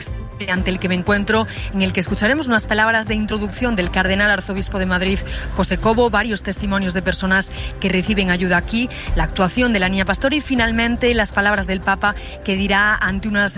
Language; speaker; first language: Spanish; native; Spanish